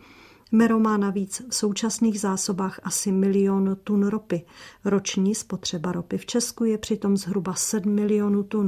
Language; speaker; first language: Czech; native; Czech